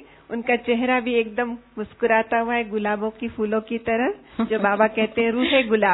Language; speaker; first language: Hindi; native; Hindi